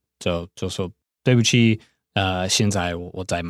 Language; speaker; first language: Chinese; non-native, fluent; English